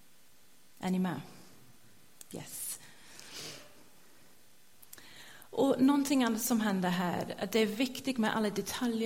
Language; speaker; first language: Swedish; non-native, fluent; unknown